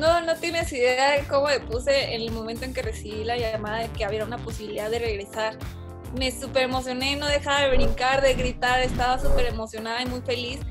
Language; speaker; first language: Spanish; native; Spanish